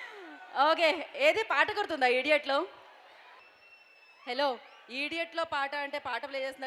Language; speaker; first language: Telugu; native; Telugu